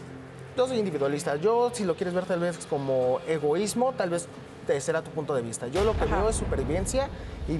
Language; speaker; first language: Spanish; native; Spanish